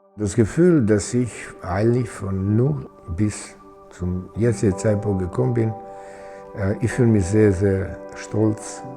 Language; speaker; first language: German; non-native, fluent; Serbian